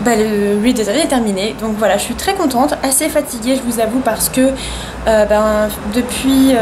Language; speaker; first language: French; native; French